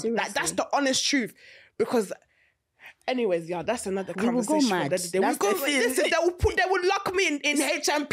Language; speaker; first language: English; native; English